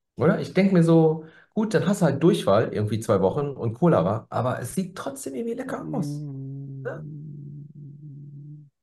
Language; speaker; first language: German; early bilingual, other home language; Korean